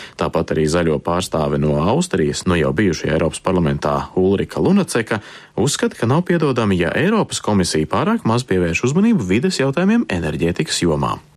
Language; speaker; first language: Latvian; early bilingual, heritage; Latvian